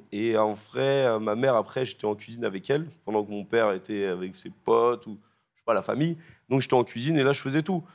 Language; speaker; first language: French; native; French